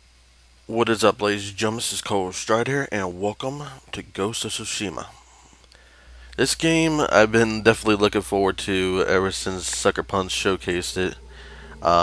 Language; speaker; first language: English; native; English